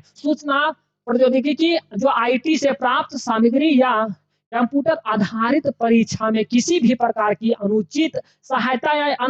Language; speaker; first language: Hindi; native; Hindi